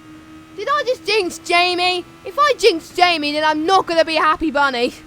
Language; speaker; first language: English; native; English